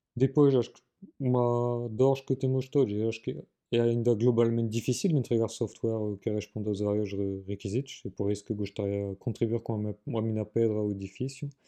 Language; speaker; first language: Portuguese; non-native, fluent; French